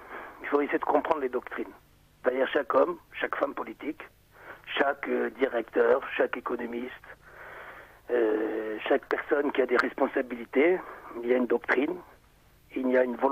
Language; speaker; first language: French; native; French